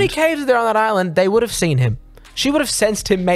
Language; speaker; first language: English; native; English